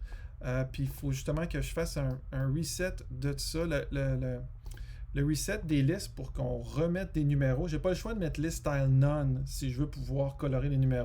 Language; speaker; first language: French; native; French